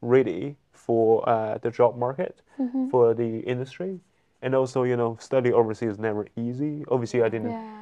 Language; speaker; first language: English; non-native, fluent; Chinese